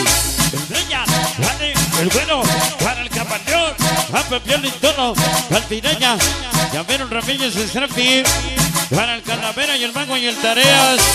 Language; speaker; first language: Spanish; native; Spanish